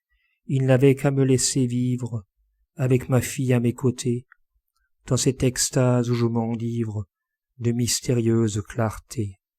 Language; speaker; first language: French; native; French